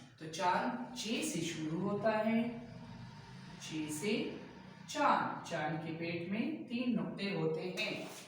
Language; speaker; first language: Urdu; native; Urdu